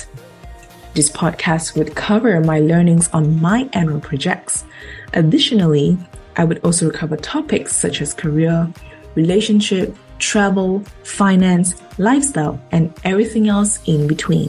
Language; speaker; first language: English; non-native, local second language; Chinese